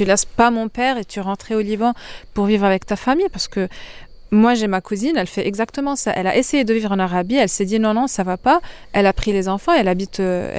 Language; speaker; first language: French; non-native, local second language; Arabic